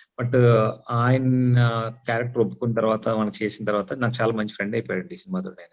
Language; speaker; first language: Telugu; native; Telugu